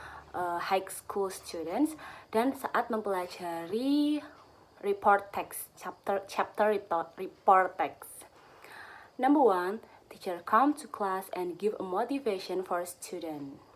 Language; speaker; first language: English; non-native, learner; Indonesian